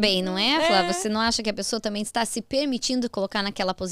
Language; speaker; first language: Portuguese; native; Portuguese